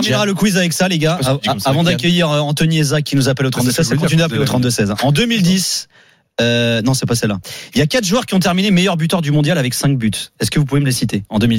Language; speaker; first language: French; native; French